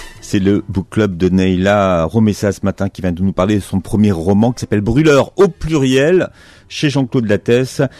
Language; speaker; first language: French; native; French